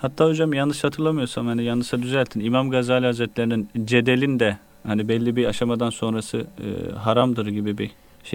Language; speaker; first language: Turkish; native; Turkish